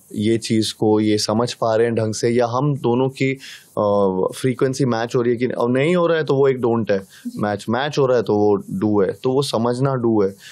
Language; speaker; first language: Hindi; native; Hindi